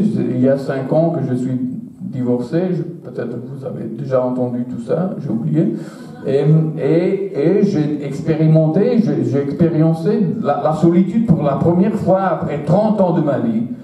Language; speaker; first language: French; non-native, fluent; Italian